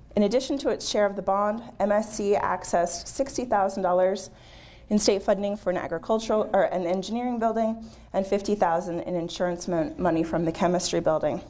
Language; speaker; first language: English; native; English